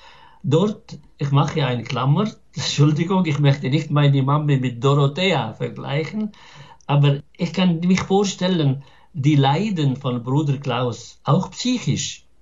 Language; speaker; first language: German; non-native, fluent; Arabic